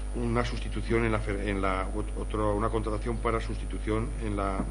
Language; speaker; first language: Spanish; non-native, local second language; Catalan